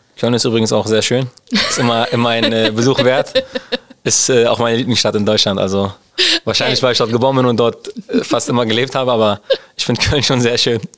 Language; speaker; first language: German; early bilingual, other home language; Turkish